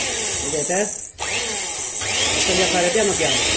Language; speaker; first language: Italian; native; Italian